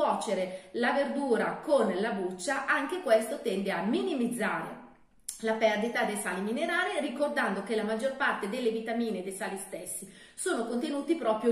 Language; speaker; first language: Italian; native; Italian